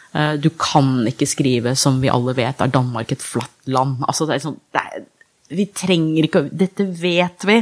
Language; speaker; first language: Norwegian; early bilingual, other home language; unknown